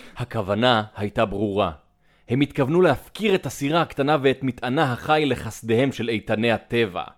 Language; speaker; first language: Hebrew; native; Hebrew